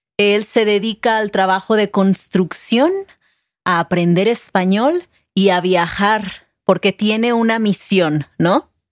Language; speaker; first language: Spanish; native; Spanish